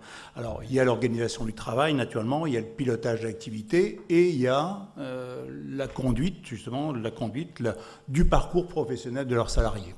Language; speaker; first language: French; native; French